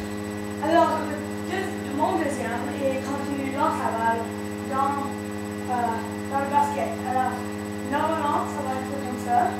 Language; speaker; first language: French; non-native, learner; English